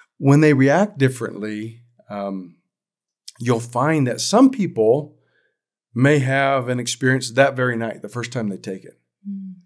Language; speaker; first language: English; native; English